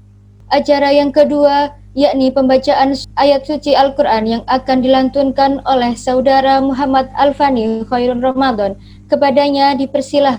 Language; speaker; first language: Malay; native; Malay